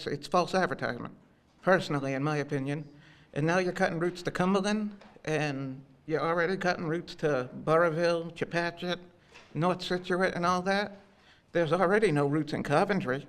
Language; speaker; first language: English; native; English